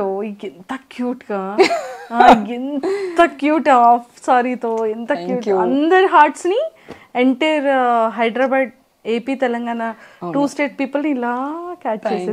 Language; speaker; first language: Telugu; native; Telugu